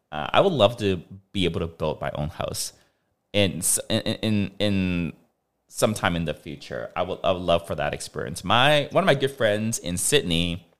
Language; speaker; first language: English; non-native, local second language; Cantonese